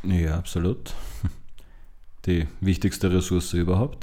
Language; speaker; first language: German; native; German